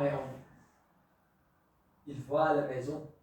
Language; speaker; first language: French; non-native, local second language; Dutch